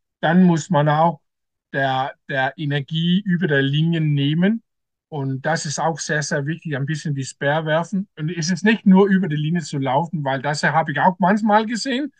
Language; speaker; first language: German; non-native, learner; Danish